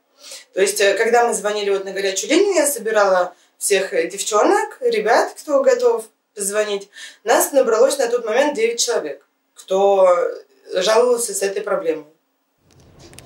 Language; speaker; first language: Russian; native; Russian